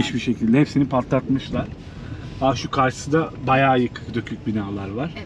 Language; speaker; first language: Turkish; native; Turkish